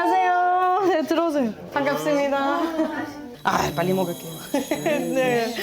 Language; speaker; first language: Korean; non-native, learner; German